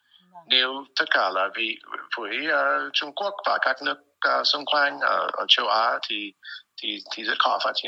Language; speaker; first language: Vietnamese; non-native, fluent; English